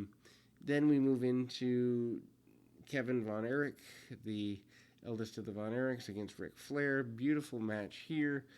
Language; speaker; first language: English; native; English